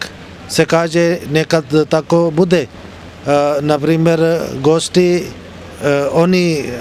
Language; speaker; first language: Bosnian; non-native, learner; Urdu